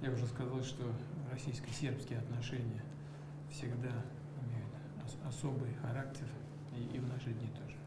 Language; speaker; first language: Russian; native; Russian